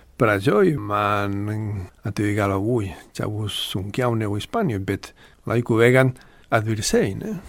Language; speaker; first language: Lithuanian; non-native, fluent; Spanish